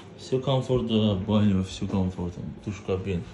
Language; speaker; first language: Russian; non-native, learner; Turkish